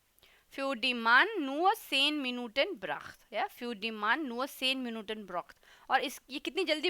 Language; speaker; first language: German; non-native, fluent; Hindi